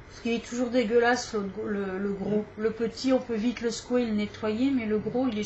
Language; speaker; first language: French; native; French